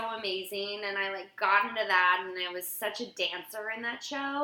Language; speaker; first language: English; native; English